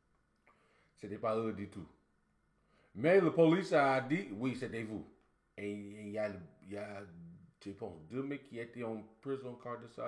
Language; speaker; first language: French; non-native, learner; English